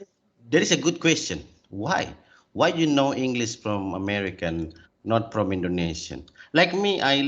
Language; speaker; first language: English; non-native, learner; Indonesian